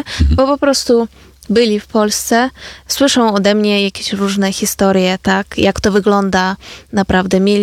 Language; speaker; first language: Polish; non-native, fluent; Ukrainian